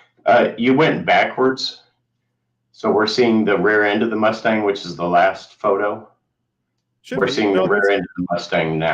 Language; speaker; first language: English; native; English